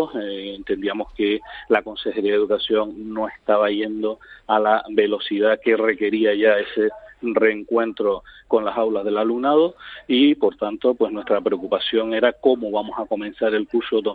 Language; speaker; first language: Spanish; native; Spanish